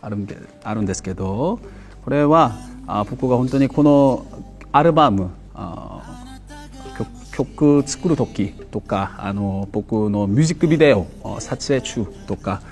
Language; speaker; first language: Japanese; non-native, fluent; Korean